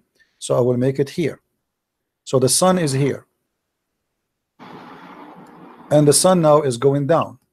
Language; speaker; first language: English; non-native, fluent; Arabic